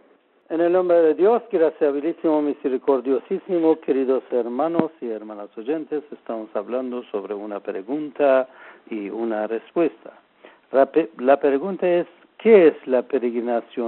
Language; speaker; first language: Spanish; non-native, learner; Persian